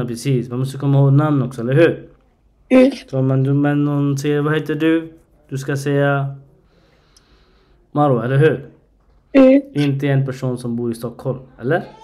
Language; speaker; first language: Swedish; non-native, learner; Arabic